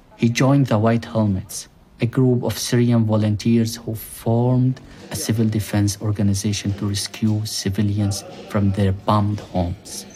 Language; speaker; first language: English; non-native, fluent; Arabic